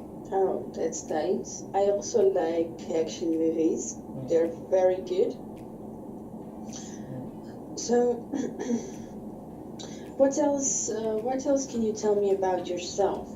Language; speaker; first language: English; non-native, fluent; Bosnian